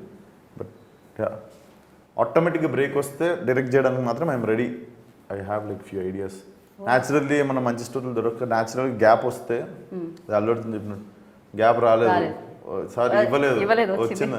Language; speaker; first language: Telugu; native; Telugu